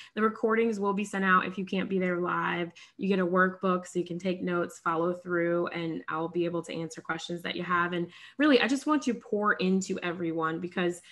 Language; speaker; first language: English; native; English